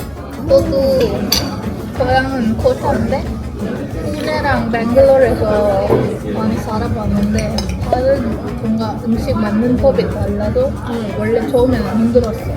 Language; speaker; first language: Korean; non-native, fluent; Hindi